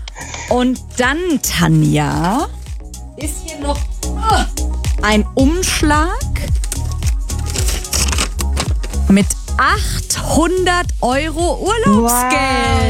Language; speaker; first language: German; native; German